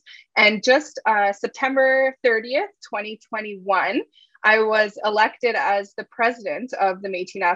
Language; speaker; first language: English; native; English